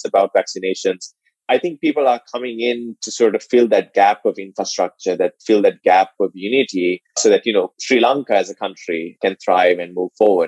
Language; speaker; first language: English; non-native, local second language; Sinhala